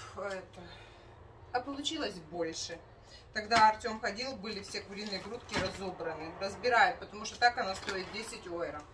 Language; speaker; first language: Russian; native; Russian